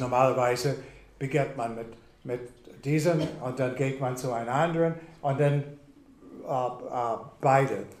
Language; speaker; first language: German; non-native, fluent; English